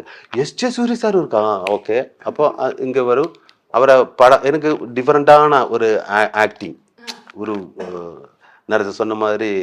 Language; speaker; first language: Tamil; non-native, learner; Malayalam